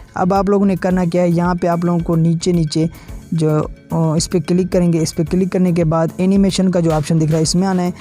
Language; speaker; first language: Urdu; non-native, local second language; Sindhi